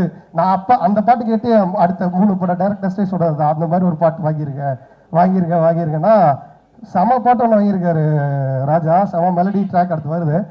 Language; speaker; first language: Tamil; native; Tamil